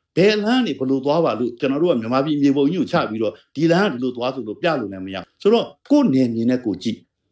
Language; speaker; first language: Burmese; native; Burmese